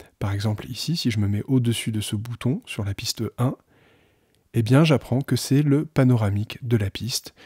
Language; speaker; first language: French; native; French